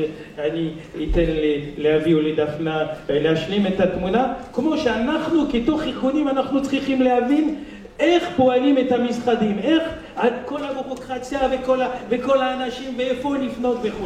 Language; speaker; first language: Hebrew; non-native, fluent; French